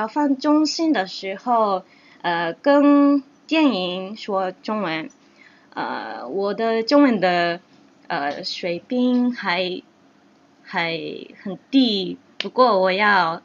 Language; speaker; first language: Chinese; non-native, learner; Japanese